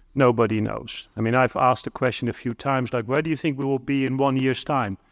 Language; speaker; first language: English; non-native, fluent; Dutch